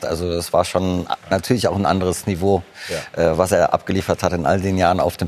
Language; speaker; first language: German; native; German